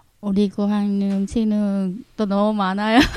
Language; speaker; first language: Korean; non-native, learner; Vietnamese